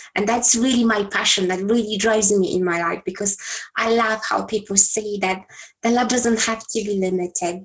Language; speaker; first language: English; non-native, fluent; Polish